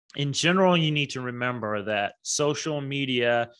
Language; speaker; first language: English; native; English